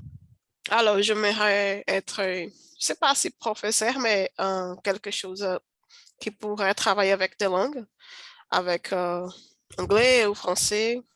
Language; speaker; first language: French; non-native, learner; Portuguese